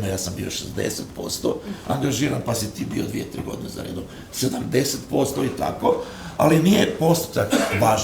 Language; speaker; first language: Croatian; native; Croatian